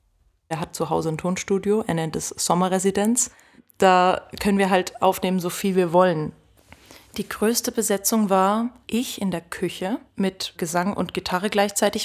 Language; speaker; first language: German; native; German